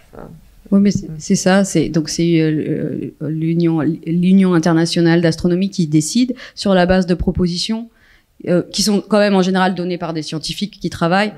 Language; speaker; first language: French; native; French